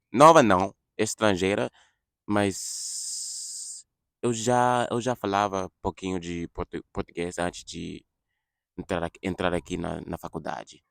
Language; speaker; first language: Portuguese; non-native, fluent; English